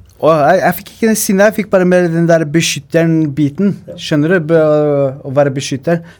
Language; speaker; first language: Norwegian; native; Norwegian